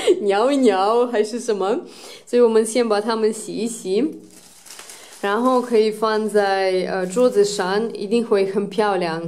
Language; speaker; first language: Chinese; non-native, fluent; Russian